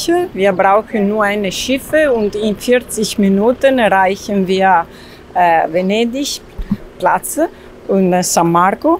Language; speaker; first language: German; non-native, learner; Italian